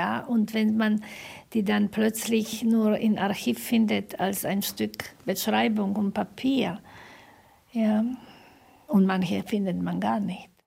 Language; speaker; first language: German; non-native, fluent; Slovak